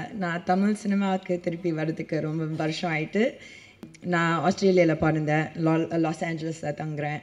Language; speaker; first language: Tamil; early bilingual, heritage; Tamil